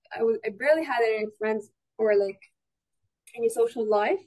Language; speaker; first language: English; non-native, fluent; Arabic